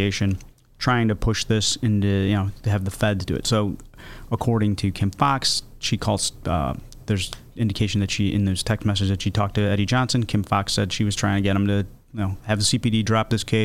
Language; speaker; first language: English; native; English